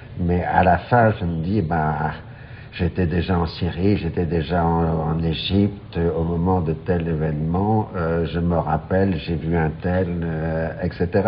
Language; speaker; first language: French; native; French